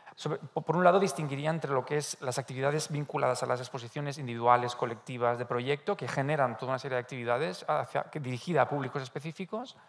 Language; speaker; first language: Spanish; native; Spanish